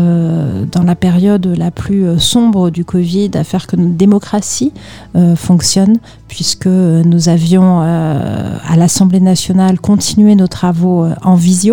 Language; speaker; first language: French; native; French